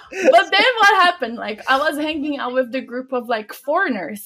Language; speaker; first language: English; non-native, fluent; Bulgarian